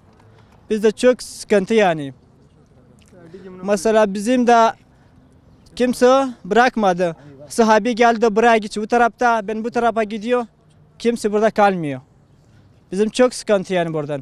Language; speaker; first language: Turkish; non-native, learner; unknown